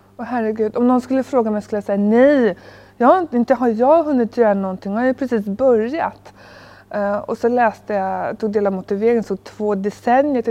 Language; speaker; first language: Swedish; early bilingual, other home language; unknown